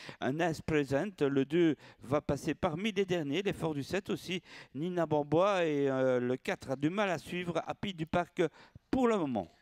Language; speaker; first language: French; native; French